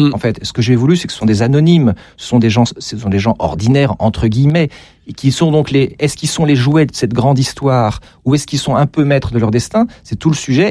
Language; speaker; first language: French; native; French